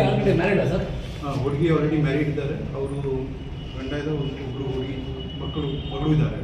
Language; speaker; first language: Kannada; non-native, fluent; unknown